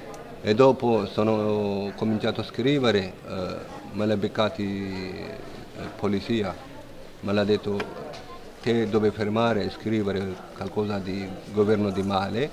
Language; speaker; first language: Italian; non-native, learner; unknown